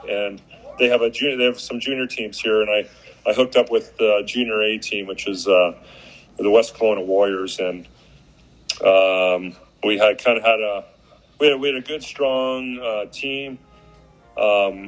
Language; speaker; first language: English; native; English